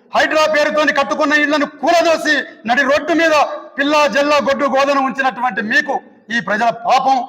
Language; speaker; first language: Telugu; non-native, local second language; Lambadi